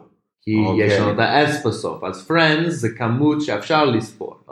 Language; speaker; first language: Hebrew; non-native, fluent; English